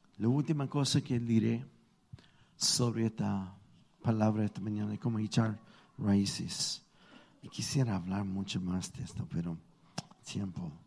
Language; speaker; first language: Spanish; non-native, fluent; English